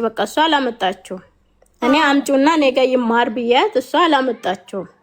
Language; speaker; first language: Amharic; native; Amharic